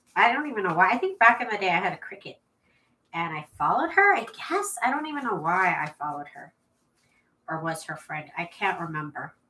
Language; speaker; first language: English; native; English